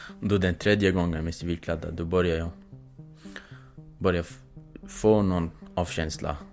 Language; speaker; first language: Swedish; non-native, fluent; Kurdish